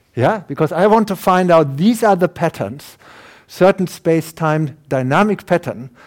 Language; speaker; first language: English; non-native, fluent; German